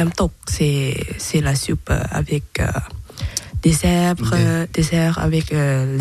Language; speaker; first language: French; non-native, learner; Thai